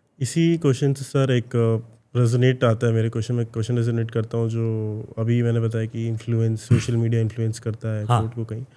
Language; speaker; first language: Hindi; native; Hindi